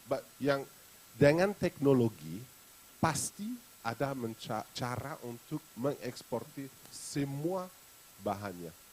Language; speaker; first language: Indonesian; non-native, fluent; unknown